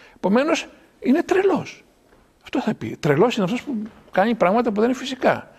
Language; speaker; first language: Greek; native; Greek